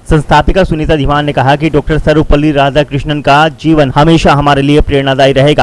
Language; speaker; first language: Hindi; native; Hindi